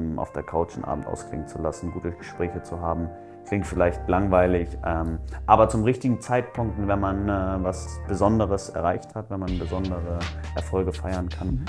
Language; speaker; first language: German; native; German